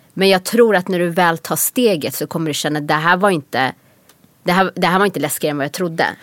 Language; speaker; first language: Swedish; native; Swedish